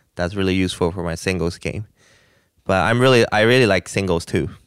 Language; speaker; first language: English; non-native, local second language; Cantonese